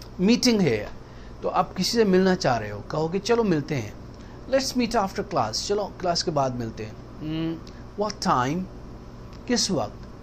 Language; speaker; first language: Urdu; native; Urdu